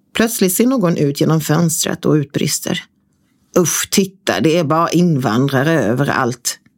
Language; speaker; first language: Swedish; native; Swedish